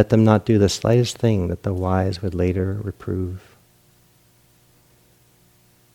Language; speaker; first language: English; native; English